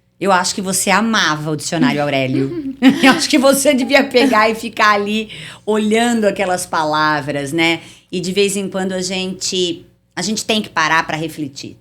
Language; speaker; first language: Portuguese; native; Portuguese